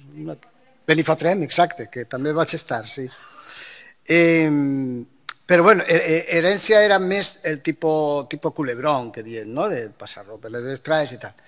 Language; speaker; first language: Catalan; non-native, local second language; Spanish